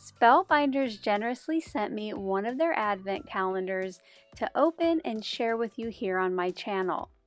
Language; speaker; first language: English; native; English